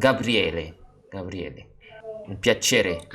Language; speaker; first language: Italian; non-native, learner; Indonesian